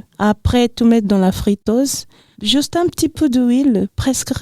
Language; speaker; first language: French; non-native, learner; Portuguese